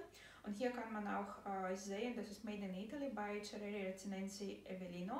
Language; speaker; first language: German; non-native, fluent; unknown